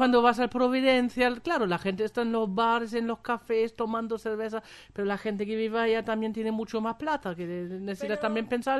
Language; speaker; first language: Spanish; non-native, fluent; German